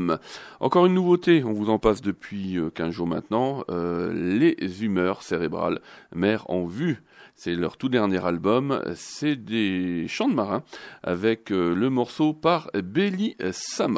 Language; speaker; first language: French; native; French